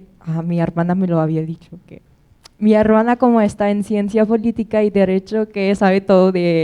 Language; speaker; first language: Spanish; non-native, fluent; French